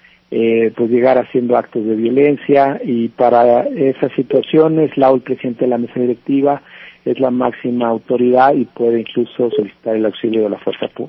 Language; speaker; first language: Spanish; native; Spanish